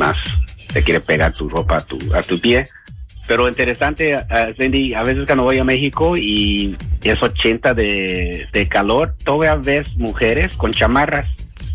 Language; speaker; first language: Spanish; early bilingual, heritage; Spanish